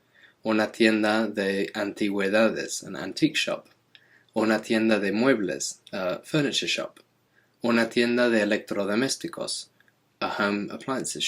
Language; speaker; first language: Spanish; non-native, fluent; English